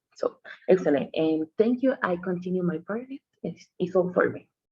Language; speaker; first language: English; non-native, learner; Spanish